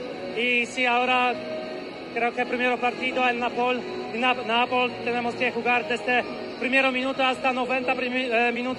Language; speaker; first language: Spanish; non-native, learner; Polish